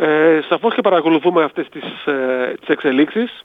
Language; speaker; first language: Greek; native; Greek